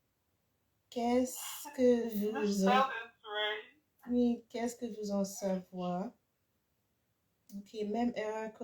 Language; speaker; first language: French; non-native, fluent; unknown